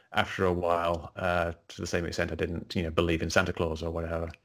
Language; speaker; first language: English; native; English